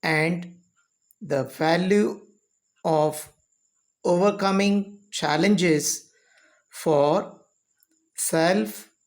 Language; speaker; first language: English; non-native, local second language; Marathi